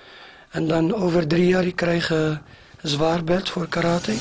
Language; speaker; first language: Dutch; non-native, learner; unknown